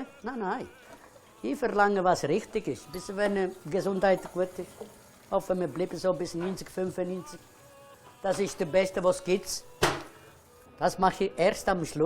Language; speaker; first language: German; non-native, fluent; Italian